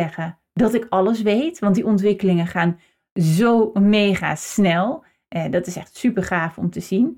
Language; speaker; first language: Dutch; native; Dutch